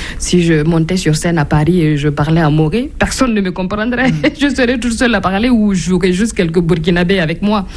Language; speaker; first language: French; non-native, local second language; Mossi